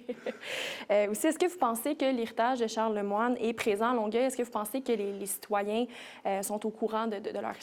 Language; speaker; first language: French; native; French